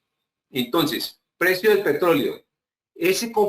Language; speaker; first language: Spanish; native; Spanish